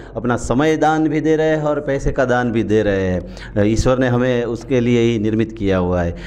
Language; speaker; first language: Hindi; non-native, local second language; Gujarati